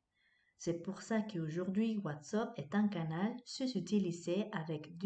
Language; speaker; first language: French; non-native, fluent; Spanish